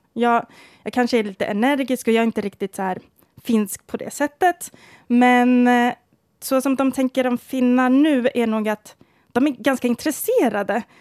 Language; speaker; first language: Swedish; native; Swedish